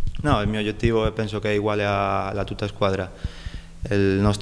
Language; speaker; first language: Italian; non-native, learner; Spanish